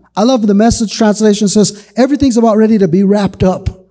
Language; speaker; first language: English; native; English